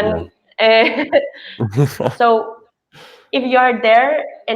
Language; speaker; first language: English; non-native, fluent; Spanish